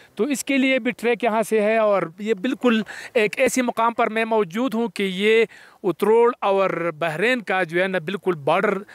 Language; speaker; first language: Urdu; non-native, local second language; Pashto